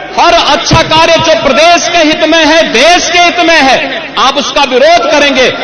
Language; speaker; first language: Hindi; native; Hindi